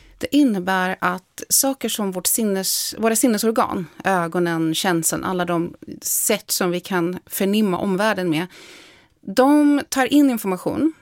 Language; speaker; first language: Swedish; native; Swedish